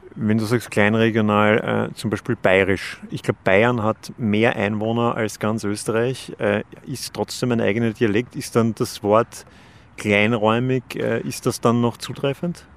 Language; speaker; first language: German; native; German